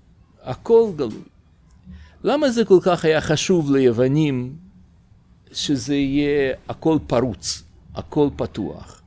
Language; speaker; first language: Hebrew; non-native, fluent; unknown